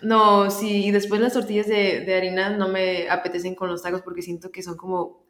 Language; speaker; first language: Spanish; early bilingual, heritage; Spanish